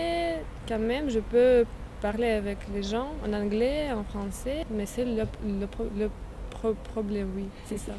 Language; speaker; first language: French; non-native, learner; Russian